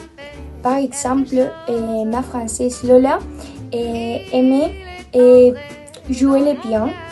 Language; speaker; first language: French; non-native, learner; Spanish